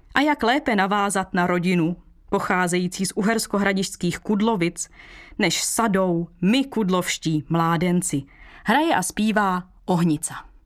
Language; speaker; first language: Czech; native; Czech